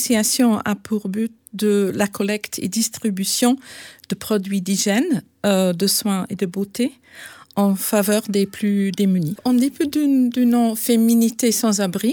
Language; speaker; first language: French; native; French